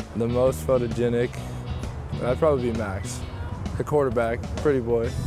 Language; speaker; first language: English; native; English